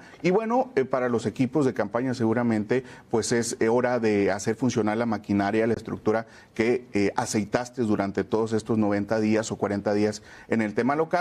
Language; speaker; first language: Spanish; native; Spanish